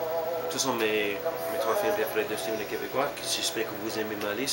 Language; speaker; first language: French; non-native, learner; English